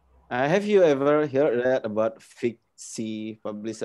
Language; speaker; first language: English; non-native, fluent; Indonesian